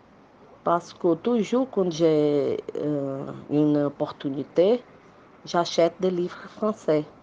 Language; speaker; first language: French; non-native, learner; Portuguese